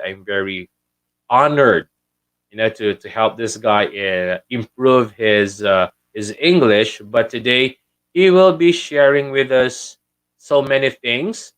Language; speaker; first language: English; non-native, local second language; Filipino